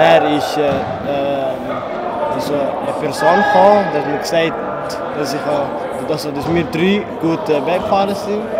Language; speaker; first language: German; non-native, learner; Tigrinya